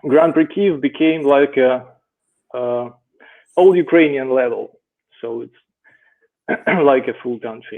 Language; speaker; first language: English; non-native, fluent; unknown